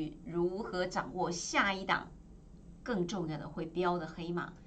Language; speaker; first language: Chinese; native; Chinese